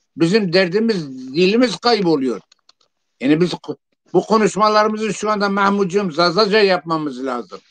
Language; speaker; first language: Turkish; non-native, local second language; Zaza